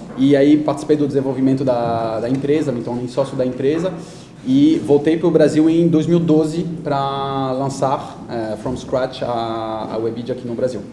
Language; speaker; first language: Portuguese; non-native, fluent; French